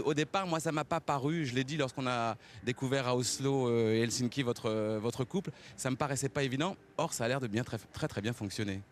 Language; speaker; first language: French; native; French